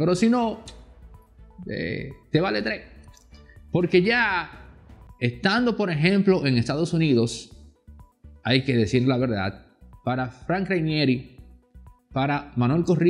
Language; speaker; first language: Spanish; native; Spanish